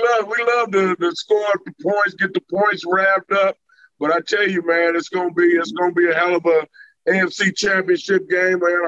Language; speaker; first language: English; native; English